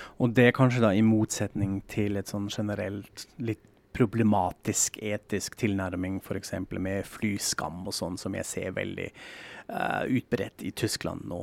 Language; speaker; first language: Norwegian; non-native, fluent; German